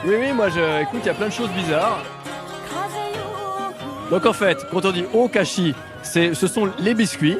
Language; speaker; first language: French; native; French